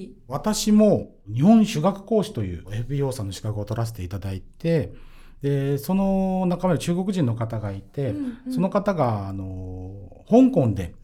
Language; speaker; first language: Japanese; native; Japanese